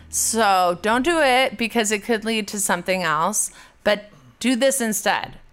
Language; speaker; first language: English; native; English